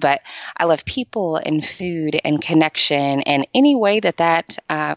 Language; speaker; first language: English; native; English